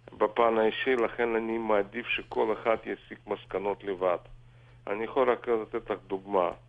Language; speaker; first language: Hebrew; non-native, fluent; Russian